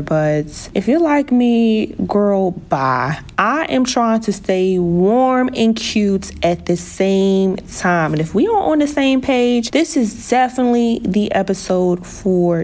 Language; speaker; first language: English; native; English